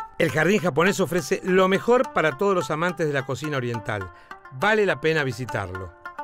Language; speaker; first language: Spanish; native; Spanish